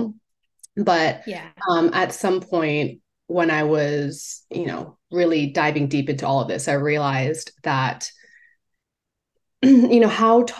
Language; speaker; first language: English; non-native, local second language; Cantonese